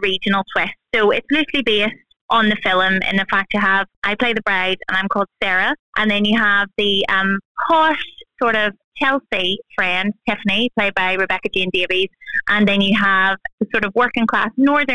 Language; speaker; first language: English; native; English